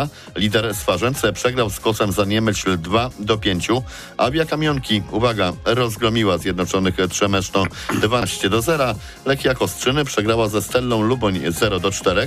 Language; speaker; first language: Polish; native; Polish